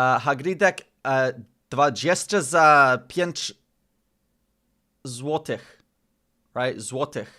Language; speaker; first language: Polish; non-native, learner; English